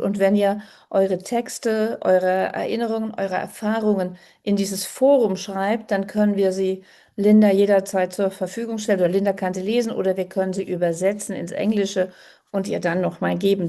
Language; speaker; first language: German; native; German